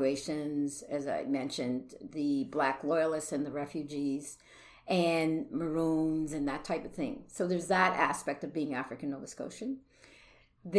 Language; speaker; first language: English; native; English